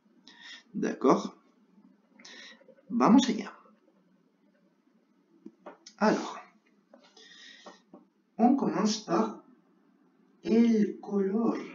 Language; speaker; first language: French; non-native, fluent; Spanish